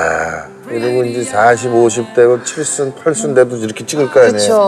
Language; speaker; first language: Korean; native; Korean